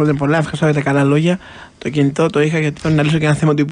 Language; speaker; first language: Greek; native; Greek